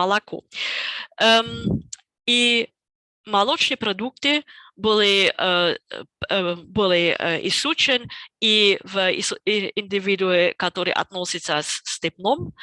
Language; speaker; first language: Russian; non-native, fluent; German